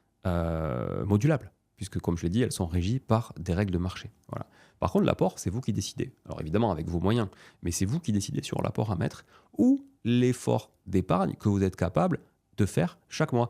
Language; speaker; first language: French; native; French